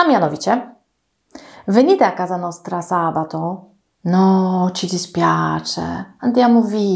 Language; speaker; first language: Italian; non-native, fluent; Polish